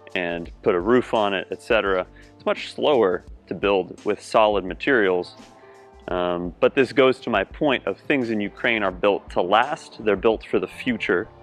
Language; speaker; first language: English; native; English